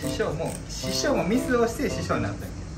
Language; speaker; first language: Japanese; native; Japanese